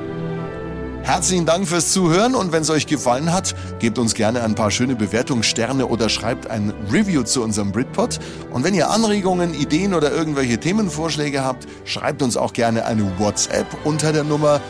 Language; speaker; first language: German; native; German